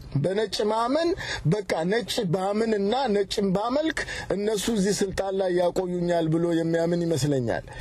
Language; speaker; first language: Amharic; native; Amharic